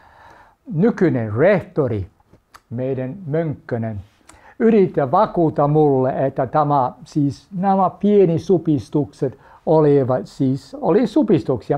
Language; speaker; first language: Finnish; non-native, fluent; English